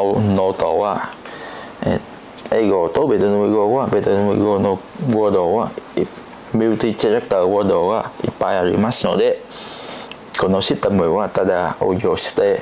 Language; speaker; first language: Japanese; non-native, learner; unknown